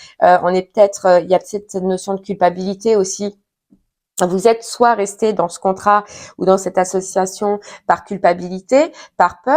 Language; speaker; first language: French; native; French